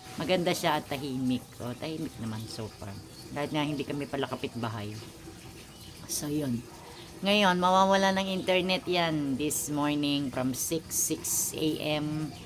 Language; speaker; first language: Filipino; native; Filipino